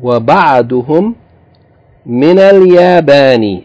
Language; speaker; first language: Arabic; non-native, fluent; English